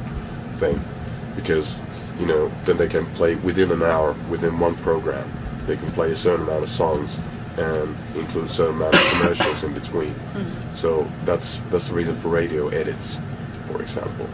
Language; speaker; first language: English; non-native, fluent; Finnish